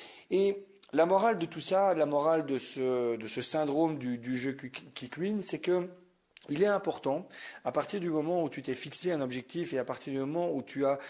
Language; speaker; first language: French; native; French